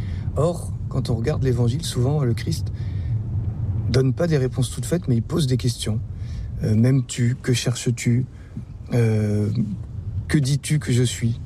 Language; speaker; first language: French; native; French